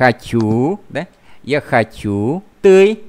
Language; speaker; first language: Russian; non-native, fluent; Vietnamese